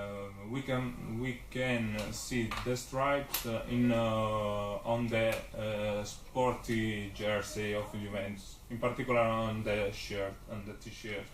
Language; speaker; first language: English; non-native, learner; Italian